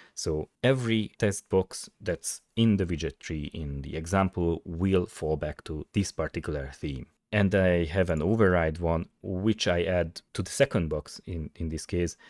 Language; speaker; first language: English; non-native, fluent; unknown